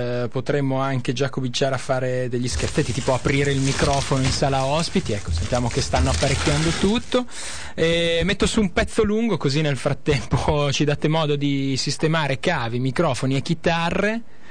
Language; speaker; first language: Italian; native; Italian